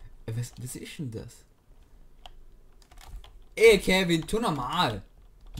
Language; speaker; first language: German; native; German